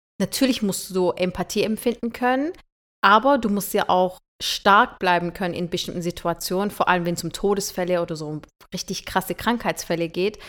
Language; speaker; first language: German; early bilingual, other home language; Turkish